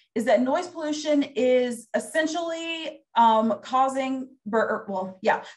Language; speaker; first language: English; native; English